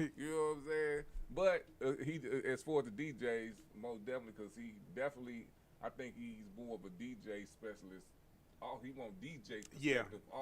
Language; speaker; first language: English; native; English